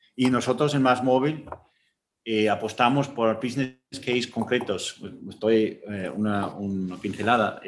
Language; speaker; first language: Spanish; non-native, fluent; German